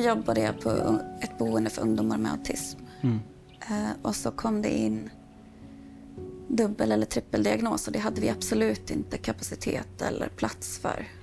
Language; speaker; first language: Swedish; native; Swedish